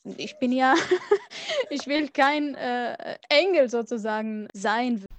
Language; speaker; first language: German; non-native, fluent; Arabic